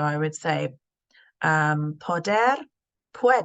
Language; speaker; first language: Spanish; non-native, fluent; English